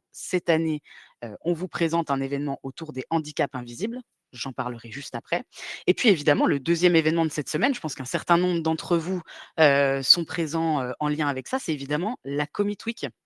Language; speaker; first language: French; native; French